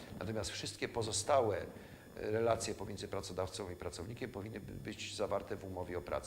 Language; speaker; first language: Polish; native; Polish